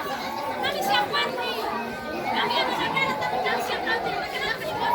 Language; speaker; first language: Indonesian; non-native, local second language; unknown